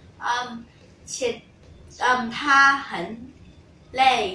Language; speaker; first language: Chinese; non-native, learner; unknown